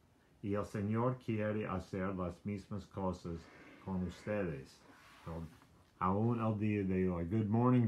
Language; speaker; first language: Spanish; non-native, learner; English